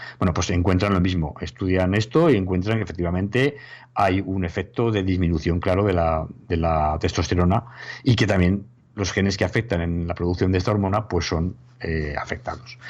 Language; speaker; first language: Spanish; native; Spanish